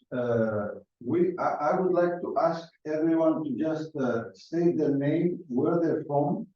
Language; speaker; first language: English; non-native, fluent; Greek